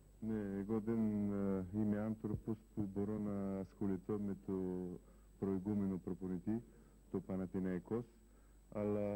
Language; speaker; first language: Greek; non-native, fluent; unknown